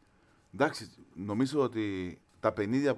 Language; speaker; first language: Greek; non-native, fluent; Spanish